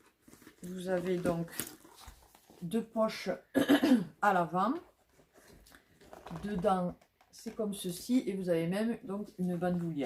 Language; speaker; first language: French; native; French